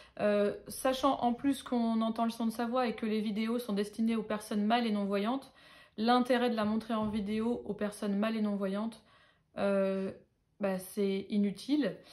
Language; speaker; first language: French; native; French